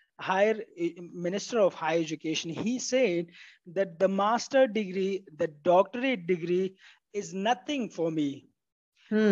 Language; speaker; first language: English; non-native, fluent; Pashto